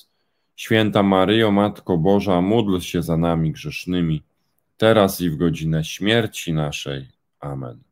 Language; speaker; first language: Polish; native; Polish